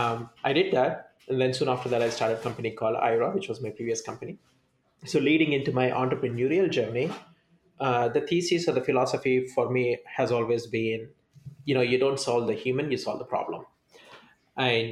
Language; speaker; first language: English; non-native, local second language; Telugu